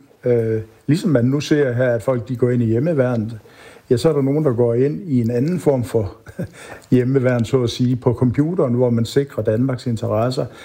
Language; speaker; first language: Danish; native; Danish